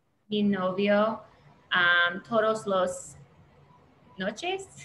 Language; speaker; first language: Spanish; non-native, learner; English